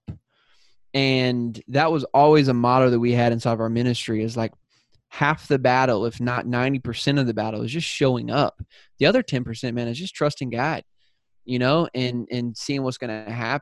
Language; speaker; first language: English; native; English